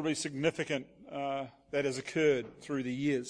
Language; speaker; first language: English; native; English